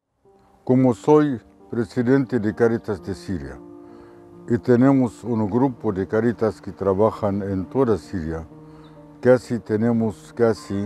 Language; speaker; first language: Spanish; non-native, fluent; Arabic